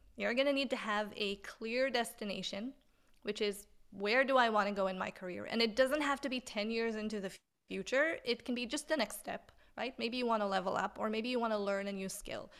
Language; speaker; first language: English; non-native, fluent; Hebrew